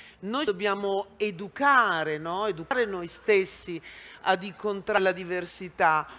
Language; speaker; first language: Italian; native; Italian